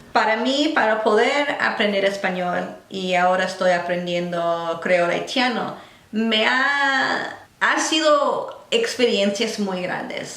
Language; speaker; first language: Spanish; non-native, fluent; English